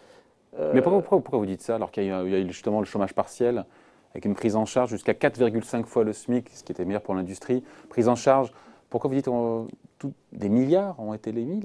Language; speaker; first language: French; native; French